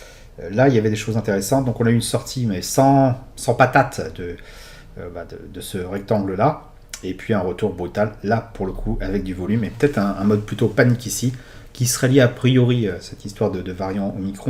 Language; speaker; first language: French; native; French